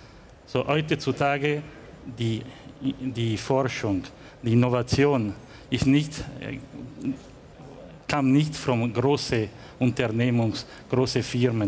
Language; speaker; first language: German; non-native, learner; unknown